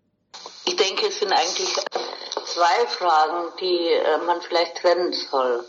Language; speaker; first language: German; native; German